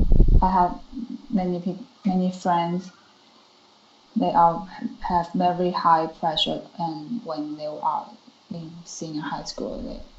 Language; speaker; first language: English; non-native, learner; Chinese